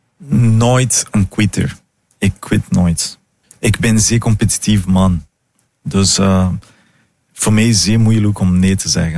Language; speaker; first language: Dutch; non-native, fluent; Portuguese